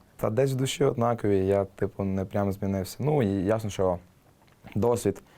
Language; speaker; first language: Ukrainian; native; Ukrainian